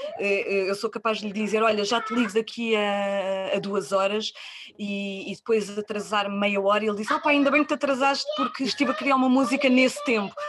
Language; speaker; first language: Portuguese; native; Portuguese